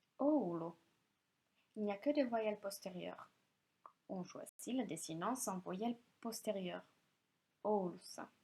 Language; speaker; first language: French; non-native, fluent; Finnish